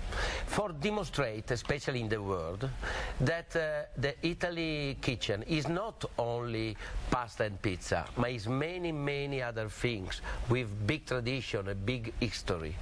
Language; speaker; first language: English; non-native, learner; Italian